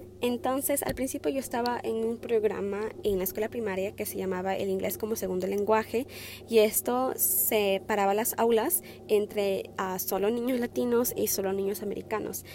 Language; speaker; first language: Spanish; early bilingual, heritage; Spanish